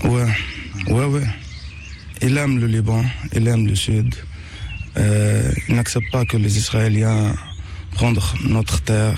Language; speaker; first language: French; non-native, local second language; Arabic